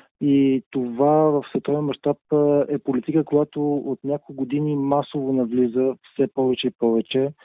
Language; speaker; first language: Bulgarian; native; Bulgarian